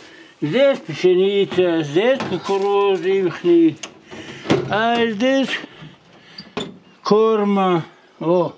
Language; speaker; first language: Russian; non-native, local second language; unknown